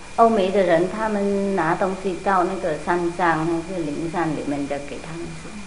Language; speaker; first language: Chinese; non-native, fluent; Vietnamese